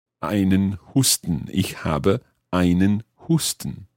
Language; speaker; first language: German; non-native, learner; English